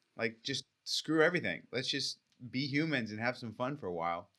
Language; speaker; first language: English; native; English